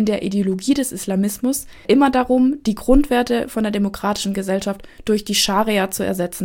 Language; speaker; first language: German; native; German